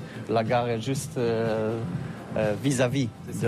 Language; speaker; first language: French; non-native, learner; Polish